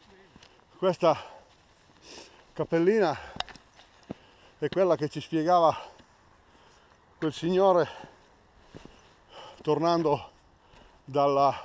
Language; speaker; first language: Italian; native; Italian